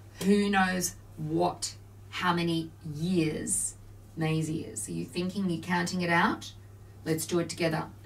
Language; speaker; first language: English; native; English